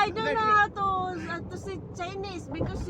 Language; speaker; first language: English; non-native, learner; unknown